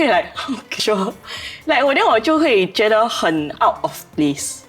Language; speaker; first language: Chinese; non-native, local second language; English